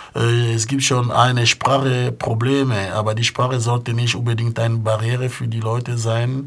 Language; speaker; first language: German; non-native, fluent; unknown